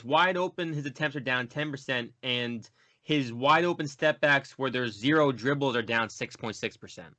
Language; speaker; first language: English; native; English